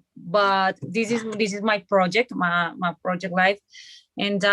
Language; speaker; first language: English; non-native, learner; Spanish